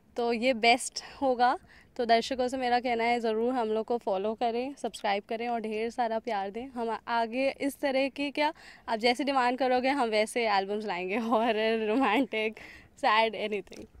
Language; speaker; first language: Hindi; native; Hindi